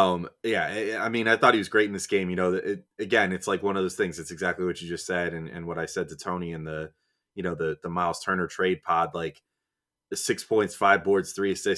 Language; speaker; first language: English; native; English